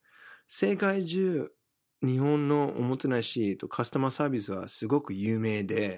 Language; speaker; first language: Japanese; non-native, fluent; English